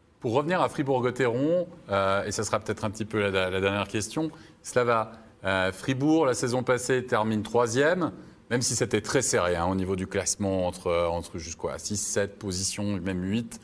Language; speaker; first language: French; native; French